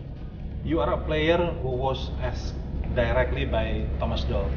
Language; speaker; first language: English; non-native, fluent; Indonesian